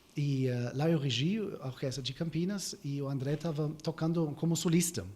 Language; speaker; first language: Portuguese; non-native, fluent; German